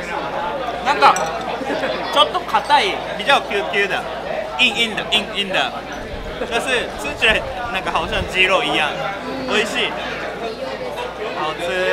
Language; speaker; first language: Chinese; non-native, learner; Japanese